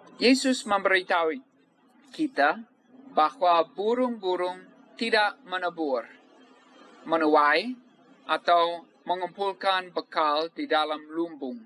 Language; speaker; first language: Indonesian; non-native, fluent; English